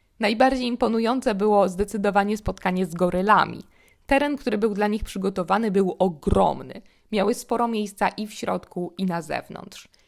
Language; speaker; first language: Polish; native; Polish